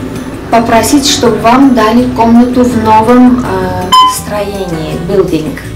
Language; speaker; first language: Russian; non-native, fluent; Armenian